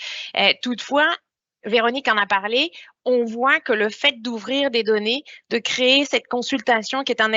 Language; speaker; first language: French; native; French